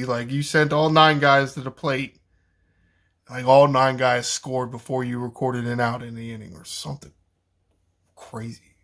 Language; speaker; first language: English; native; English